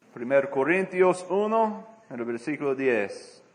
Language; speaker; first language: Spanish; non-native, fluent; English